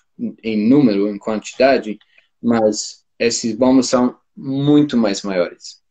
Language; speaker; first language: Portuguese; non-native, fluent; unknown